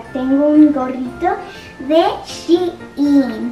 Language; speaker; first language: Spanish; early bilingual, other home language; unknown